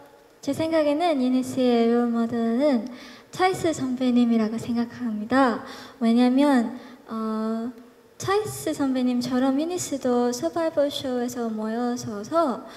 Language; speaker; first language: Korean; non-native, learner; Filipino